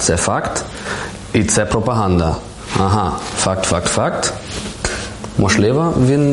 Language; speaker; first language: Ukrainian; non-native, learner; German